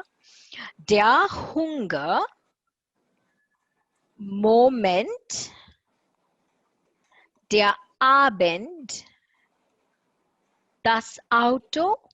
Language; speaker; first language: German; non-native, fluent; Tamil